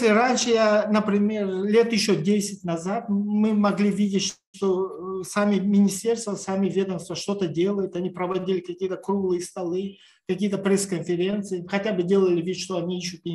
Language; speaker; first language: Russian; non-native, local second language; Tajik